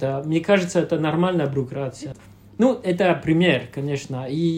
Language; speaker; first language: Russian; non-native, fluent; French